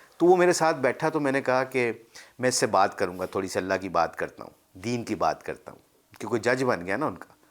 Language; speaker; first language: Urdu; non-native, local second language; Punjabi